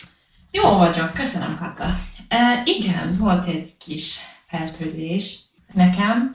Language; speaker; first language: Hungarian; non-native, learner; English